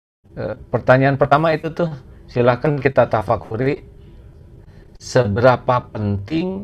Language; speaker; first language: Indonesian; native; Indonesian